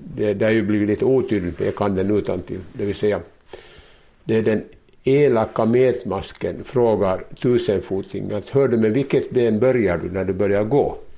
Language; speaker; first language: Swedish; native; Swedish